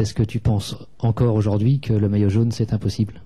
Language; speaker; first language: French; native; French